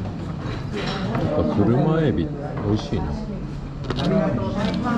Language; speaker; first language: Japanese; native; Japanese